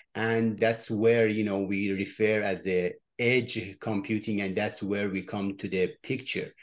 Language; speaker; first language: English; non-native, fluent; Persian